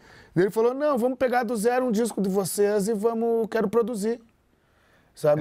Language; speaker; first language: Portuguese; native; Portuguese